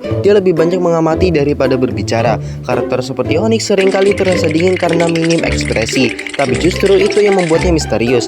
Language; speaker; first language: Indonesian; native; Indonesian